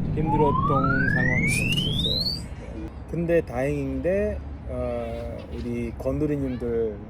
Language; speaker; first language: Korean; non-native, fluent; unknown